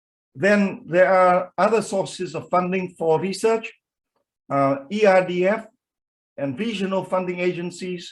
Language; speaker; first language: English; non-native, fluent; Vietnamese